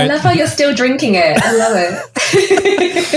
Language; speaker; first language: English; native; English